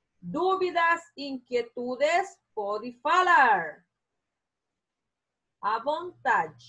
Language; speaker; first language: Spanish; non-native, fluent; Portuguese